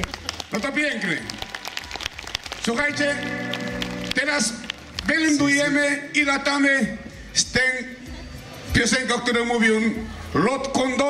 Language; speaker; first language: Polish; non-native, learner; Spanish